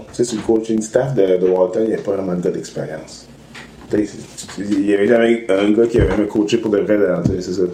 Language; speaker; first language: French; native; French